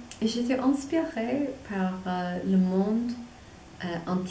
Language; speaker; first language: French; non-native, fluent; English